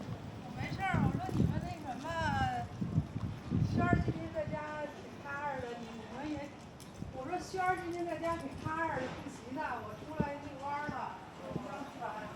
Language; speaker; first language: Chinese; native; Chinese